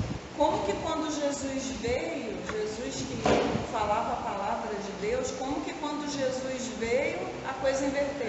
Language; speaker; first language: Portuguese; native; Portuguese